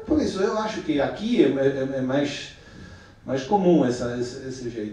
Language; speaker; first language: Portuguese; non-native, fluent; Spanish